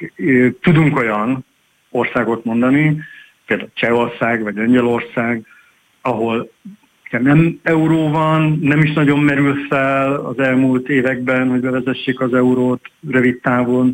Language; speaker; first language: Hungarian; native; Hungarian